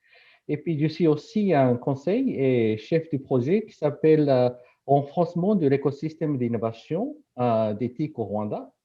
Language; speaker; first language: French; non-native, fluent; Japanese